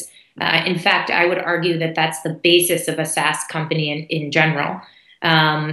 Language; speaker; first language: English; native; English